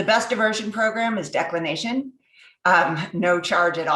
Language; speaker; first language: English; native; English